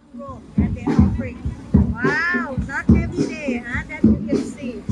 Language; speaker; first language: English; non-native, learner; Thai